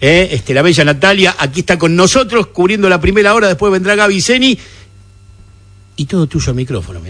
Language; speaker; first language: Spanish; native; Spanish